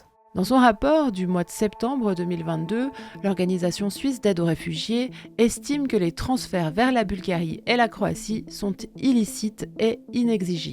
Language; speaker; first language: French; native; French